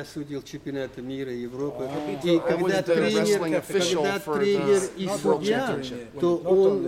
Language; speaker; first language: Russian; native; Russian